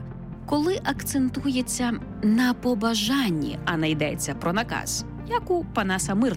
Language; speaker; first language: Ukrainian; native; Ukrainian